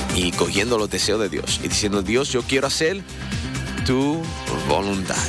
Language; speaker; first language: Spanish; native; Spanish